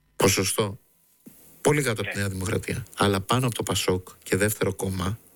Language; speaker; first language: Greek; native; Greek